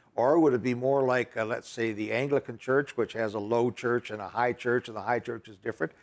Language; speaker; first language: English; native; English